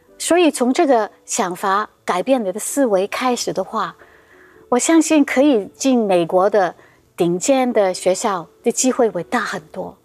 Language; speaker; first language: Chinese; non-native, local second language; Cantonese